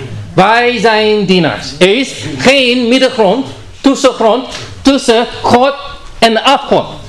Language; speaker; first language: Dutch; non-native, learner; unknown